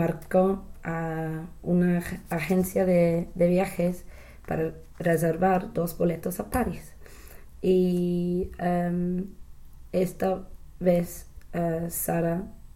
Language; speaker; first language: Spanish; non-native, learner; English